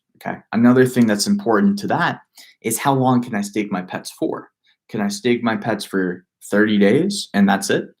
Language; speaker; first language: English; native; English